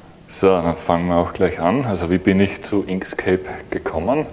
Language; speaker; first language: German; native; German